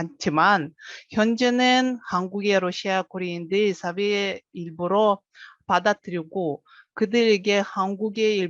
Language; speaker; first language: Korean; non-native, fluent; Russian